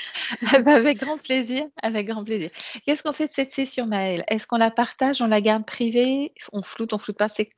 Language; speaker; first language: French; native; French